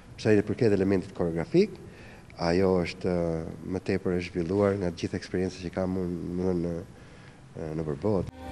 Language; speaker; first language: Albanian; native; Albanian